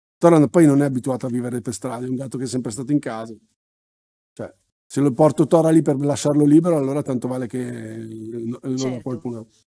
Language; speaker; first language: Italian; native; Italian